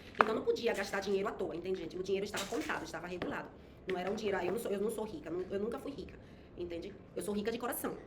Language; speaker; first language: Portuguese; native; Portuguese